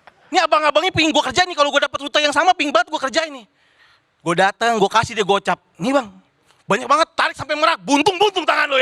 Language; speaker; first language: Indonesian; native; Indonesian